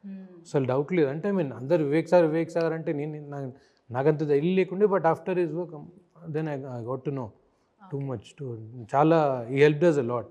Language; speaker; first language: Telugu; native; Telugu